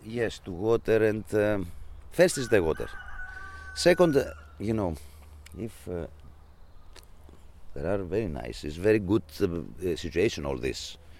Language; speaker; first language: English; non-native, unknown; Greek